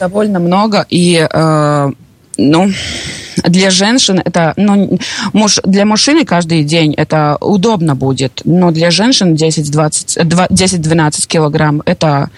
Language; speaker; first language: Russian; non-native, local second language; Latvian